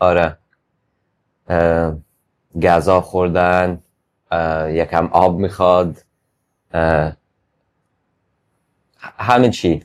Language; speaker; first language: Persian; early bilingual, heritage; English